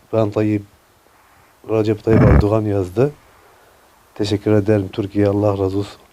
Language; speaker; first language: Turkish; non-native, learner; Arabic